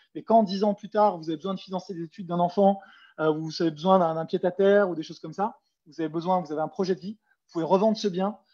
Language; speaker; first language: French; native; French